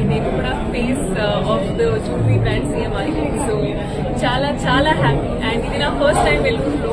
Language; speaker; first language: Telugu; non-native, fluent; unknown